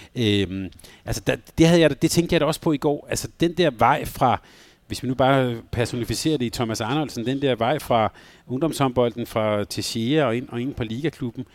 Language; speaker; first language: Danish; native; Danish